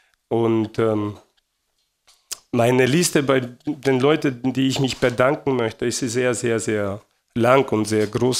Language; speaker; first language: German; non-native, fluent; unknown